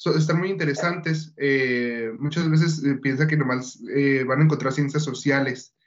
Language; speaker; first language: Spanish; native; Spanish